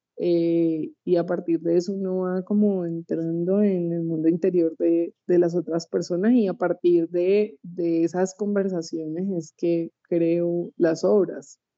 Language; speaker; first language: Spanish; native; Spanish